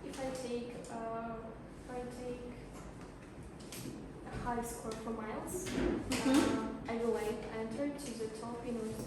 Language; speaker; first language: English; non-native, learner; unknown